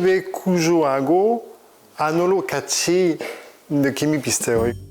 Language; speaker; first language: Korean; non-native, learner; French